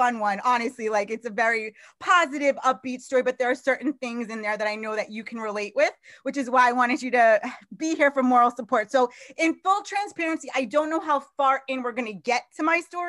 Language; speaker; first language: English; native; English